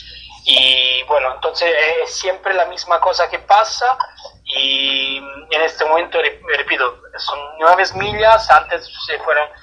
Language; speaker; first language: Spanish; non-native, fluent; Italian